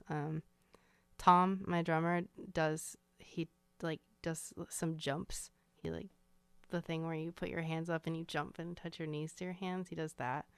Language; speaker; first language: English; native; English